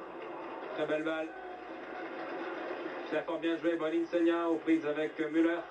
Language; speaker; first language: French; native; French